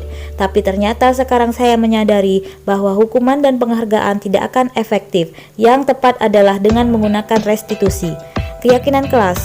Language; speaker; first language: Indonesian; native; Indonesian